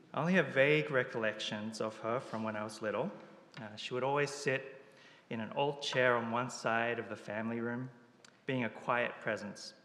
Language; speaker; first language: English; early bilingual, other home language; Japanese